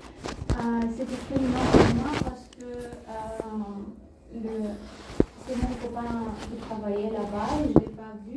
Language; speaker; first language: French; non-native, learner; Bulgarian